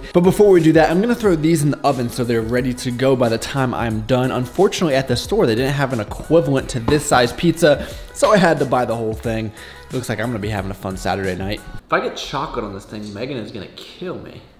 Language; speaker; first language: English; native; English